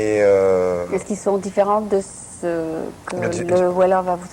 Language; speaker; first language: French; native; French